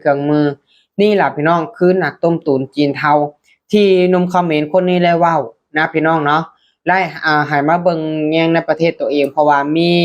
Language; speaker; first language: Thai; non-native, local second language; Lao